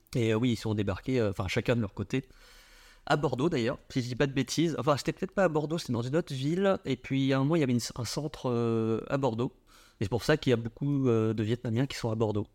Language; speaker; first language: French; early bilingual, other home language; Vietnamese